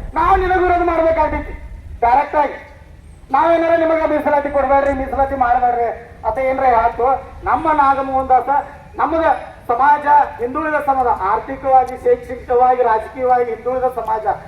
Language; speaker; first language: Kannada; native; Kannada